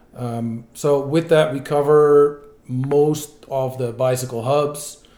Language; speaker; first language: English; non-native, fluent; Dutch